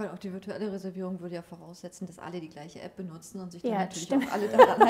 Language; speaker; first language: German; native; German